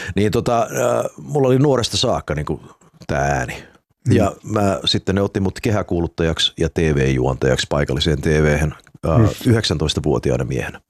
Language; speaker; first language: Finnish; early bilingual, heritage; Finnish